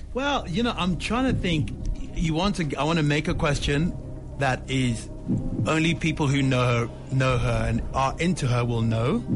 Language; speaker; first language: English; early bilingual, other home language; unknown